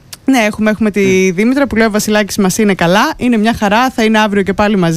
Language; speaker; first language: Greek; native; Greek